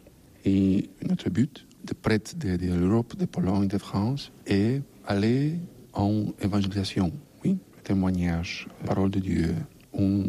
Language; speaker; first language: French; non-native, learner; Polish